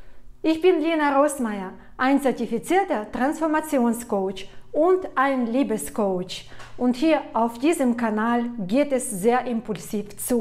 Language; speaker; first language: German; non-native, fluent; Russian